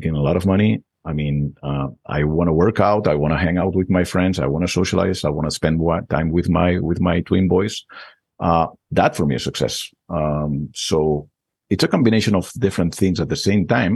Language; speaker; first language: English; non-native, fluent; Spanish